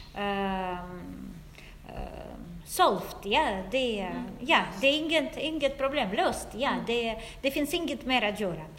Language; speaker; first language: Swedish; non-native, fluent; Russian